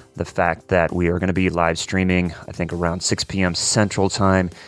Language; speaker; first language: English; native; English